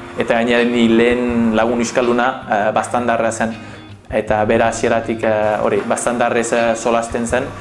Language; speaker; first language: Basque; non-native, fluent; English